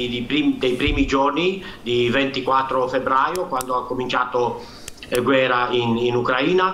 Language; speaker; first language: Italian; non-native, fluent; Romanian